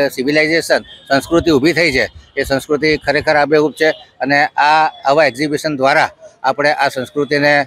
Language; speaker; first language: Gujarati; native; Gujarati